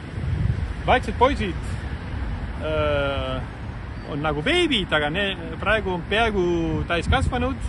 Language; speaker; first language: Estonian; non-native, fluent; Spanish